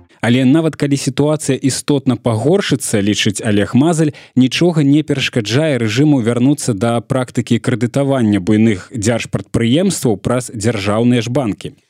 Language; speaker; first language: Belarusian; native; Belarusian